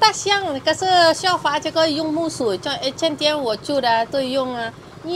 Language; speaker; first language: Chinese; non-native, learner; Indonesian